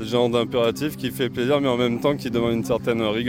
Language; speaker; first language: French; native; French